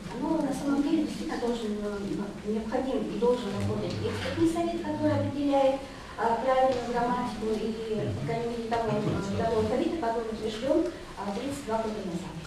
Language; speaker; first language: Russian; native; Russian